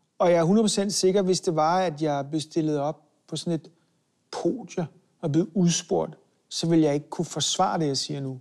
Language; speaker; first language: Danish; early bilingual, other home language; Hebrew